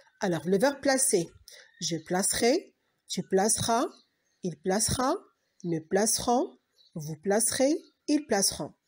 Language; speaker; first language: French; non-native, local second language; Arabic